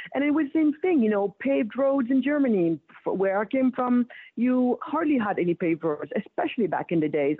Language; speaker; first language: English; early bilingual, other home language; Wolof